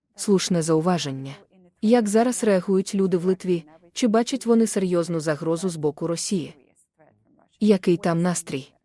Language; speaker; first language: Ukrainian; native; Ukrainian